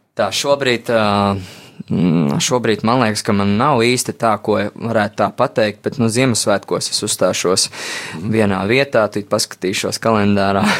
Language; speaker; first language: Latvian; native; Latvian